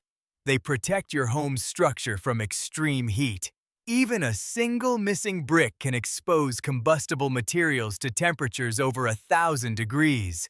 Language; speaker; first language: English; native; English